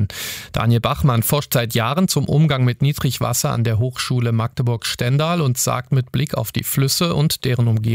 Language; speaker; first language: German; native; German